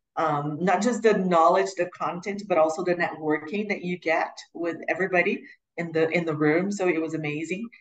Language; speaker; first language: English; non-native, fluent; Portuguese